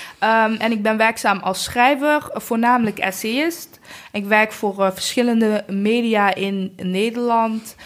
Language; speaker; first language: Dutch; early bilingual, other home language; Kinyarwanda